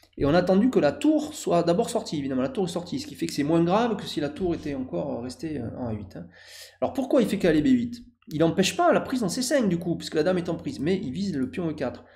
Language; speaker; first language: French; native; French